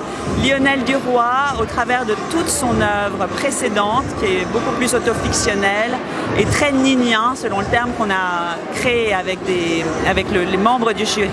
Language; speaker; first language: French; native; French